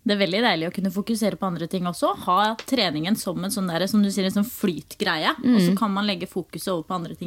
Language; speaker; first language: Norwegian; native; Norwegian